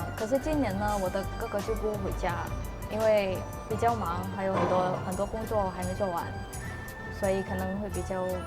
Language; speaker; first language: Chinese; non-native, fluent; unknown